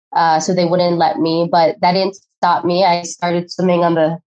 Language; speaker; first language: English; early bilingual, other home language; Filipino